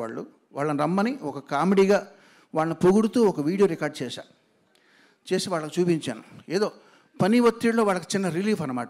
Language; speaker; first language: Telugu; native; Telugu